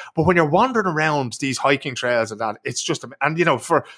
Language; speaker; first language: English; native; English